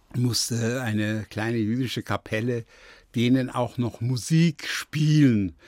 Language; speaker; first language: German; early bilingual, other home language; Yiddish